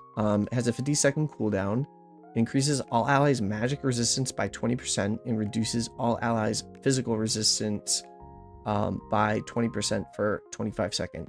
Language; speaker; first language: English; native; English